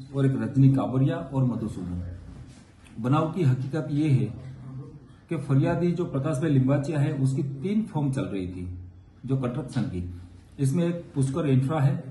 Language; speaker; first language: Hindi; non-native, local second language; Gujarati